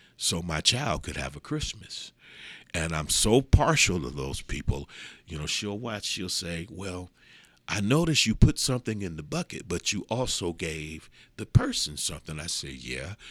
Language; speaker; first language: English; native; English